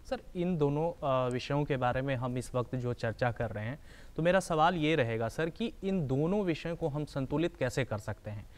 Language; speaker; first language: Hindi; native; Hindi